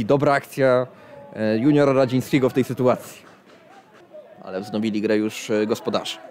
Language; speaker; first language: Polish; native; Polish